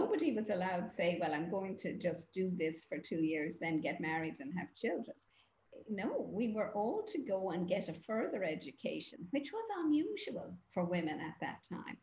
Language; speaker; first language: English; native; English